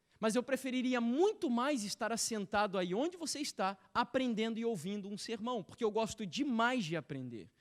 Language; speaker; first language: Portuguese; native; Portuguese